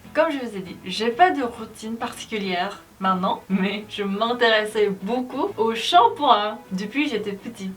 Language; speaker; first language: French; non-native, learner; Korean